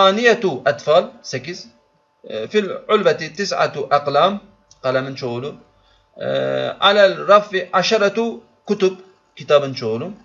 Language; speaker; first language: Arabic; non-native, fluent; Turkish